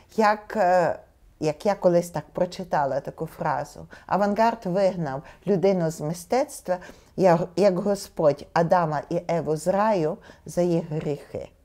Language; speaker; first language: Ukrainian; native; Ukrainian